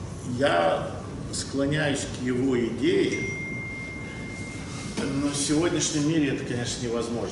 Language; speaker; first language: Russian; early bilingual, other home language; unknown